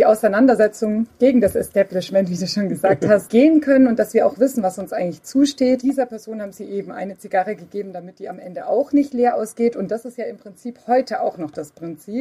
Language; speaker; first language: German; native; German